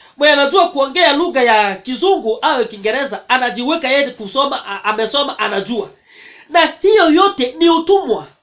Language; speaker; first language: Swahili; native; Swahili